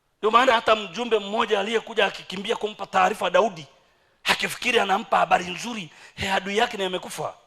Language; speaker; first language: Swahili; native; Swahili